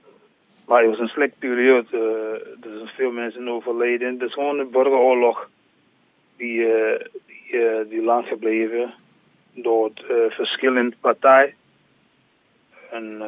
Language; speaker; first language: Dutch; non-native, learner; English